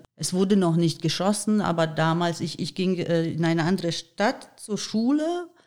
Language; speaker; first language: German; non-native, fluent; Bosnian